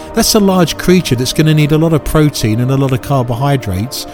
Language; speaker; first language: English; native; English